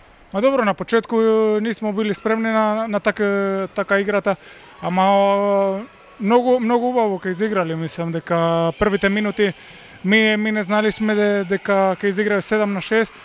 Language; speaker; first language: Macedonian; non-native, learner; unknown